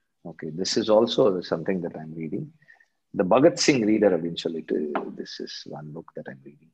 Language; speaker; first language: English; non-native, local second language; Tamil